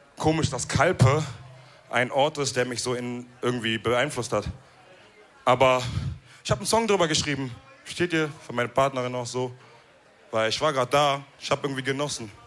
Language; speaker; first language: German; early bilingual, other home language; Wolof